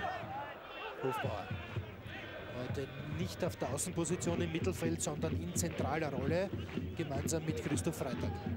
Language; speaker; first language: German; native; German